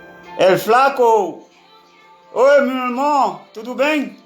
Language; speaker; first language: Portuguese; non-native, learner; Haitian Creole